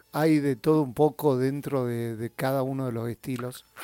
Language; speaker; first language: Spanish; native; Spanish